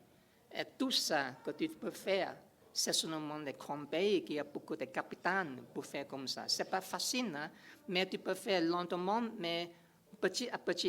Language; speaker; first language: French; non-native, learner; English